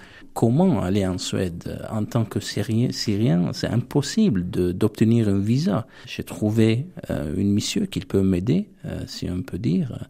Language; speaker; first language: French; non-native, fluent; Armenian